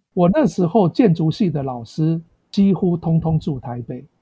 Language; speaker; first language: Chinese; native; Chinese